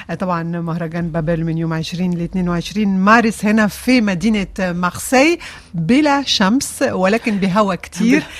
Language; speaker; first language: Arabic; native; Arabic